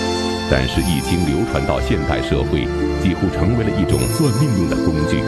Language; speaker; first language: Chinese; native; Chinese